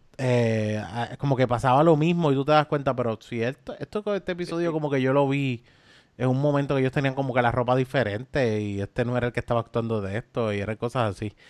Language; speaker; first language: Spanish; native; Spanish